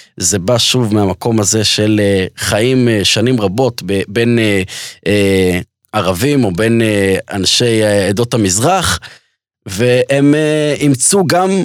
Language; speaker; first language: Hebrew; native; Hebrew